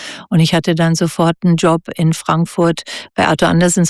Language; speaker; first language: German; native; German